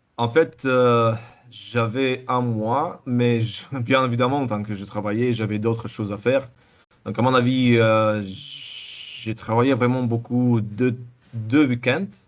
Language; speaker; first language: French; non-native, fluent; Russian